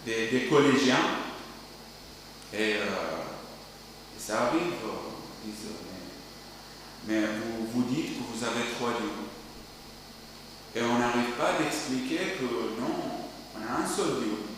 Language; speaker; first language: French; non-native, learner; Arabic